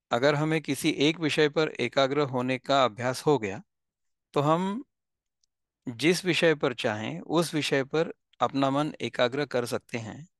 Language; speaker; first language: Hindi; non-native, local second language; Marathi